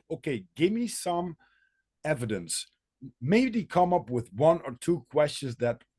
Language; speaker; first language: English; non-native, fluent; Dutch